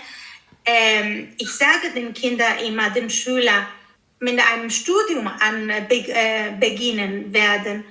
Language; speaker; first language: German; non-native, fluent; Greek